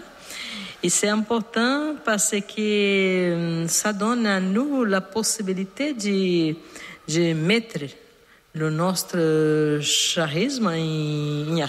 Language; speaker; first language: French; non-native, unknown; Portuguese